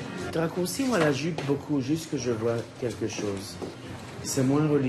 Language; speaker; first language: French; non-native, fluent; Hebrew